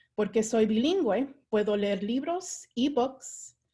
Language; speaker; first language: Spanish; early bilingual, heritage; Spanish